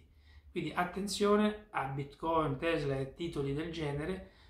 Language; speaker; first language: Italian; native; Italian